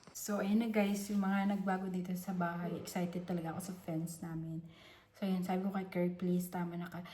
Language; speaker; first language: Filipino; native; Filipino